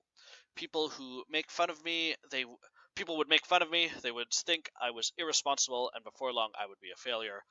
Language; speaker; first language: English; native; English